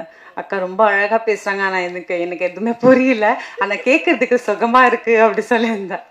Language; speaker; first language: Tamil; non-native, fluent; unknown